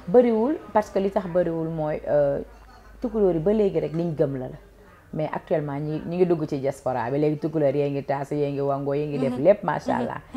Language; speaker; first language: Wolof; non-native, local second language; Fula